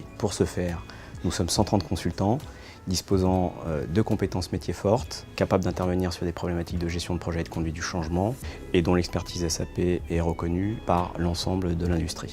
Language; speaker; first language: French; native; French